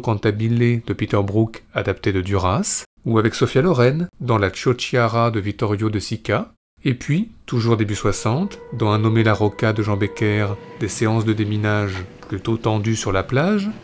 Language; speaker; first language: French; native; French